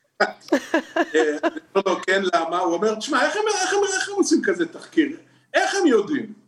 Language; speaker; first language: Hebrew; native; Hebrew